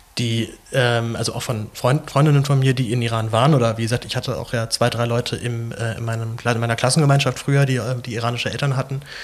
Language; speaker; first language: German; native; German